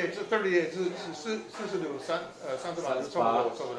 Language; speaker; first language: Chinese; non-native, learner; English